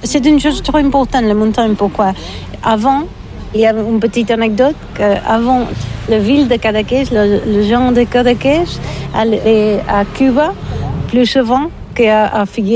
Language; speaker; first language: French; non-native, learner; Catalan